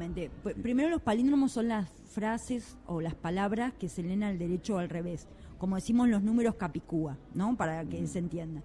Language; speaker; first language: Spanish; native; Spanish